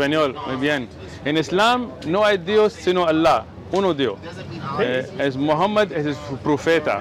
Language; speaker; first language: Spanish; non-native, learner; English